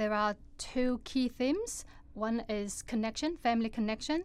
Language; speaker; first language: English; non-native, fluent; Cantonese